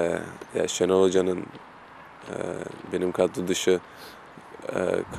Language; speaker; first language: Turkish; early bilingual, heritage; German